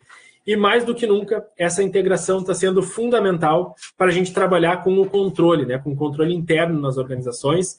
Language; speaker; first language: Portuguese; native; Portuguese